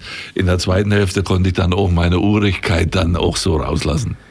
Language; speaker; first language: German; native; German